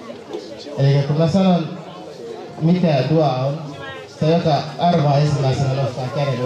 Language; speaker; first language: Finnish; non-native, fluent; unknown